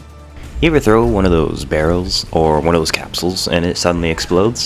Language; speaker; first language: English; native; English